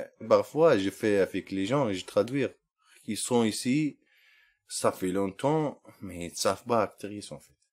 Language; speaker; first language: French; non-native, learner; Arabic